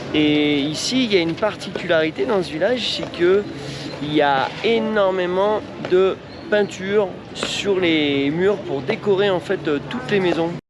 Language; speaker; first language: French; native; French